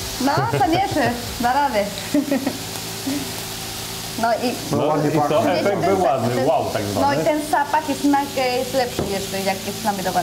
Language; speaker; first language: Polish; non-native, learner; Spanish